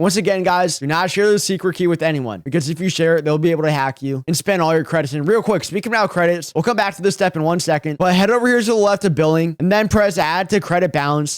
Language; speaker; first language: English; native; English